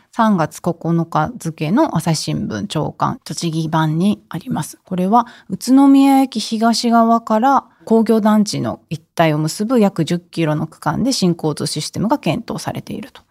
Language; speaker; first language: Japanese; native; Japanese